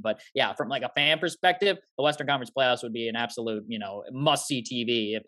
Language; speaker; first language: English; native; English